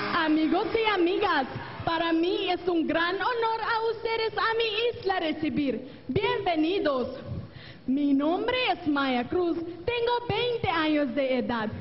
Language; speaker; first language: Spanish; non-native, local second language; Papiamento